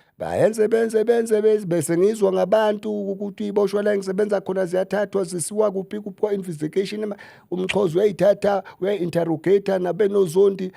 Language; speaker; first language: Zulu; native; Zulu